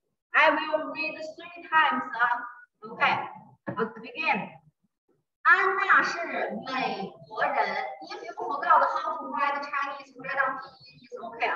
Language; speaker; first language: English; non-native, learner; Chinese